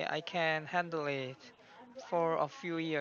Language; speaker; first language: English; non-native, learner; Korean